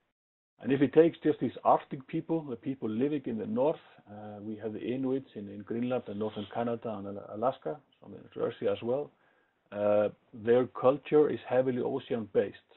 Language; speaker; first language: English; non-native, fluent; Icelandic